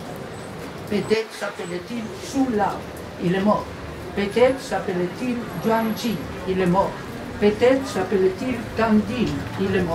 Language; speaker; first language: French; non-native, fluent; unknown